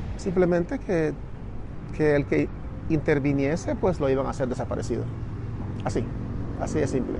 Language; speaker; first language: Spanish; native; Spanish